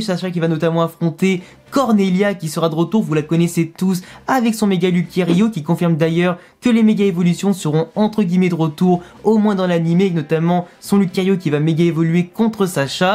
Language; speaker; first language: French; native; French